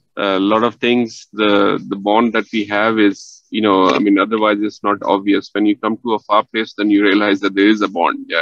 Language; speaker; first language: English; non-native, local second language; Punjabi